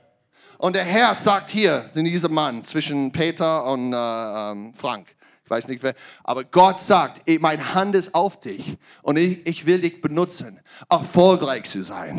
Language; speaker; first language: German; non-native, learner; English